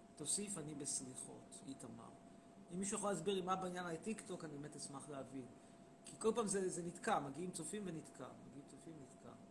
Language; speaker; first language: Hebrew; native; Hebrew